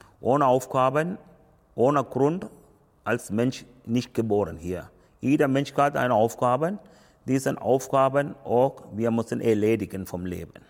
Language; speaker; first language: German; non-native, learner; Tamil